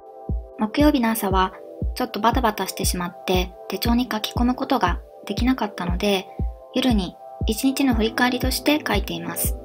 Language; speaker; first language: Japanese; native; Japanese